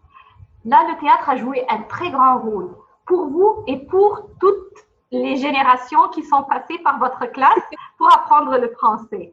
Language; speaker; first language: French; non-native, fluent; Arabic